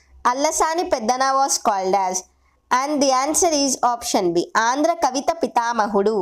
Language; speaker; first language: English; non-native, local second language; Telugu